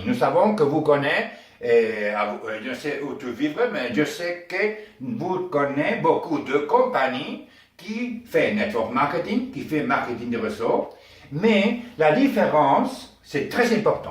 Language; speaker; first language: French; non-native, learner; Spanish